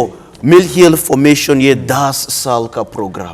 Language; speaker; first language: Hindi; non-native, learner; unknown